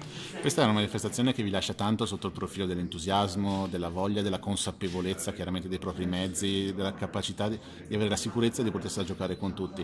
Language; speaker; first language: Italian; native; Italian